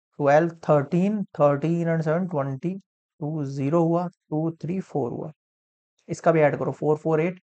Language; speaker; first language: Hindi; native; Hindi